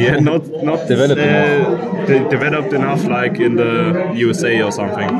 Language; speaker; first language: English; non-native, learner; German